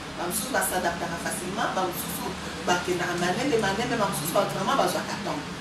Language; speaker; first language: French; non-native, local second language; Lingala